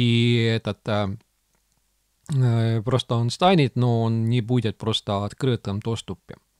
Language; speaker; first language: Russian; non-native, local second language; Estonian